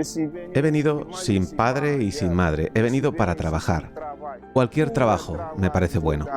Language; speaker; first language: Spanish; native; Spanish